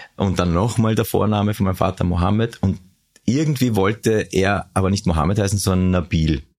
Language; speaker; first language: German; early bilingual, other home language; Arabic